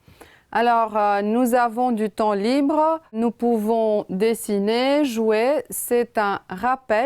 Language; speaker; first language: French; non-native, fluent; Romanian